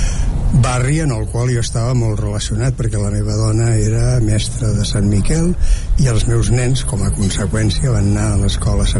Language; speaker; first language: Catalan; non-native, local second language; Spanish